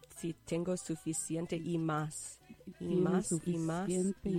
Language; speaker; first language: Spanish; non-native, learner; English